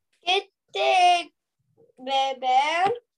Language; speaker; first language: Spanish; non-native, learner; English